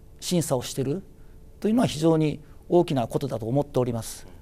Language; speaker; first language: Japanese; native; Japanese